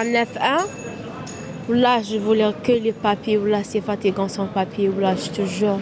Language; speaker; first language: French; non-native, learner; Arabic